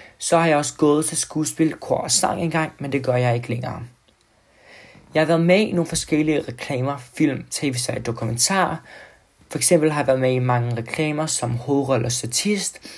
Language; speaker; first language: Danish; early bilingual, other home language; Albanian